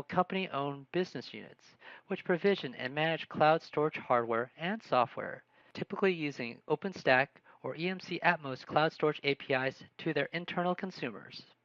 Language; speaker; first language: English; native; English